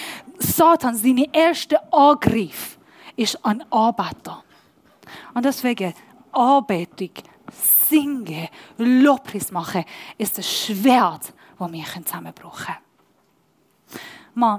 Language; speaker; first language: German; non-native, learner; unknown